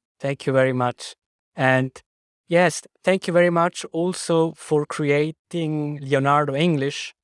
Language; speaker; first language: English; non-native, fluent; Swiss German